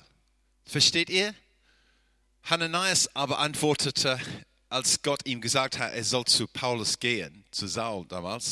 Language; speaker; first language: German; non-native, fluent; English